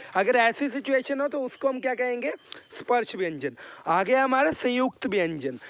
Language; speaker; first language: Hindi; native; Hindi